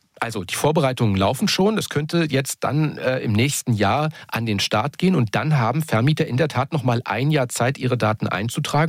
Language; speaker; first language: German; native; German